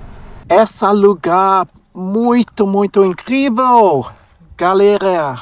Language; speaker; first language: Portuguese; non-native, learner; English